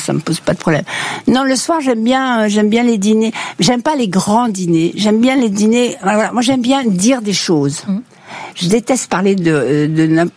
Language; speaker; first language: French; native; French